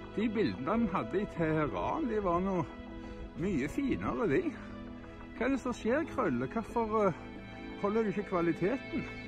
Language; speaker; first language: Norwegian; native; Norwegian